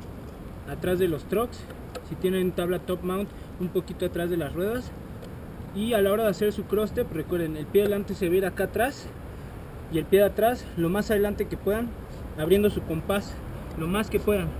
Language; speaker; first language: Spanish; native; Spanish